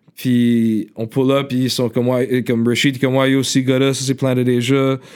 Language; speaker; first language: French; native; French